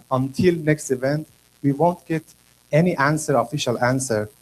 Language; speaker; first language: English; non-native, learner; Persian